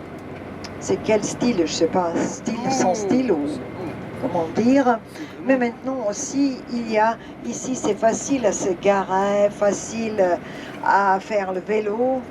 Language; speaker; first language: French; non-native, fluent; Serbian